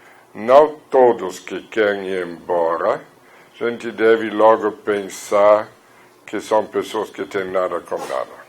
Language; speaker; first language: Portuguese; non-native, fluent; German